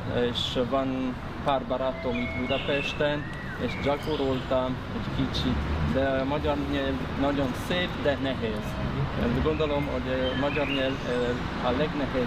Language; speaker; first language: Hungarian; non-native, learner; Italian